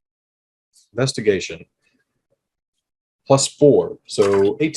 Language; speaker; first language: English; native; English